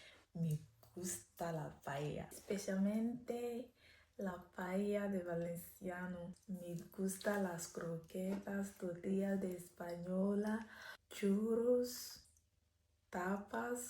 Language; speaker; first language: Spanish; non-native, learner; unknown